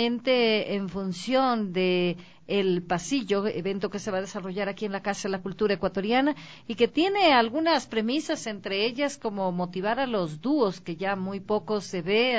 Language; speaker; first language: Spanish; native; Spanish